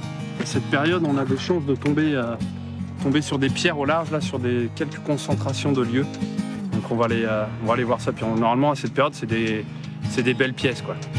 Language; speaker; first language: French; native; French